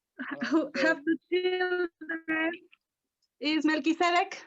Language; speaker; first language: English; non-native, learner; Spanish